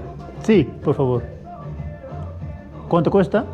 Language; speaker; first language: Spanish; non-native, learner; Urdu